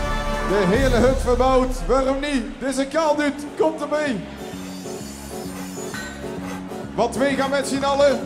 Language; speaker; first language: Dutch; native; Dutch